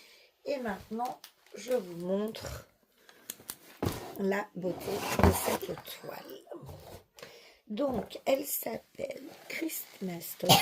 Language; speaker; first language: French; native; French